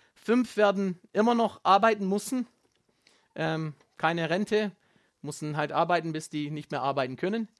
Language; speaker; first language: German; non-native, fluent; Afrikaans